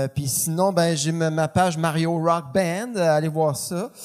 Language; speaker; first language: French; native; French